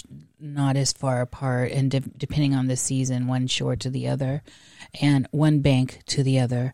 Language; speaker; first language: English; native; English